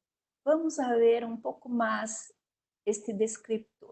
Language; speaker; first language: Spanish; non-native, learner; Portuguese